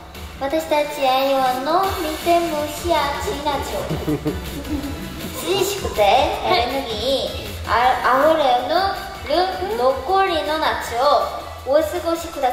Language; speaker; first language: Japanese; non-native, learner; Korean